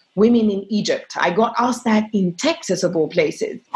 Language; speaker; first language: English; non-native, fluent; Arabic